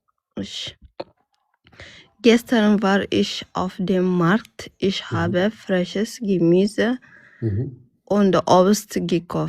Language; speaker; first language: German; non-native, learner; Amharic